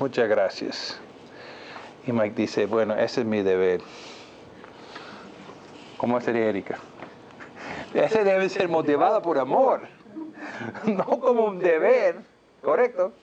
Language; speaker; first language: Spanish; non-native, fluent; English